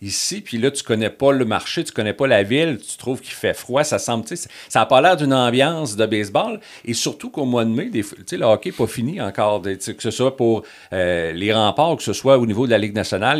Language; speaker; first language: French; native; French